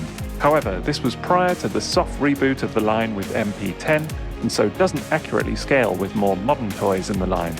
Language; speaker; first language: English; native; English